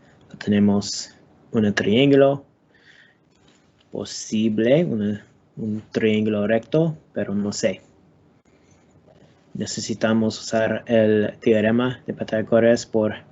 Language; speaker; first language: Spanish; non-native, learner; English